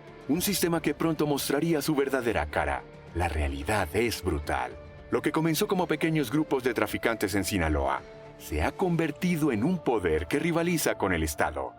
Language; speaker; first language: Spanish; native; Spanish